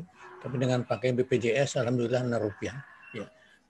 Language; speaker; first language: Malay; native; Malay